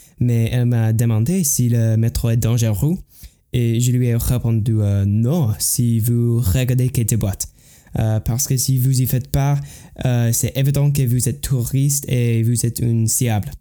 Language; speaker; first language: French; non-native, learner; English